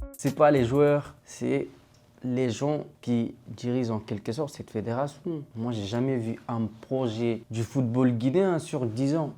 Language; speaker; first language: French; non-native, local second language; Fula